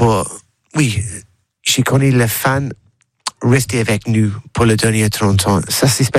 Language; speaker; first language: French; non-native, learner; English